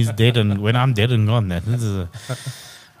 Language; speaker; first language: English; native; English